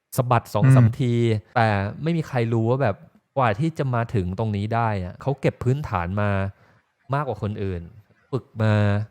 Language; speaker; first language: Thai; native; Thai